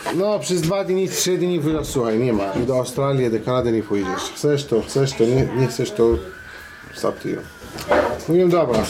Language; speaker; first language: Polish; non-native, fluent; Arabic